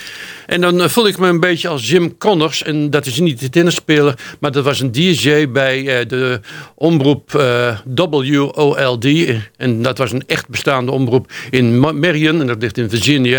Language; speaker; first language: Dutch; native; Dutch